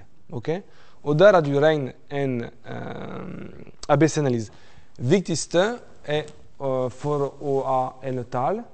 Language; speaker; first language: Norwegian; non-native, fluent; French